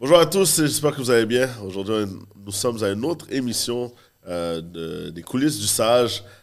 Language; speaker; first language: French; native; French